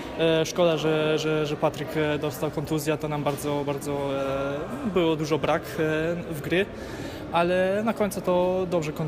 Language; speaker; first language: Polish; early bilingual, heritage; German